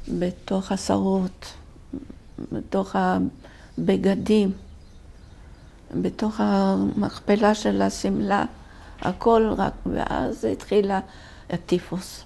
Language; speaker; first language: Hebrew; non-native, fluent; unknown